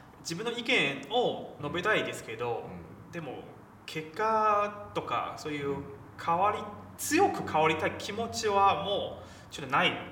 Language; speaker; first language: Japanese; non-native, fluent; Chinese